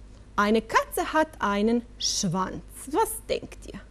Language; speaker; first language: German; non-native, fluent; Bosnian